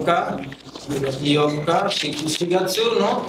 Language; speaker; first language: Japanese; non-native, learner; Bangla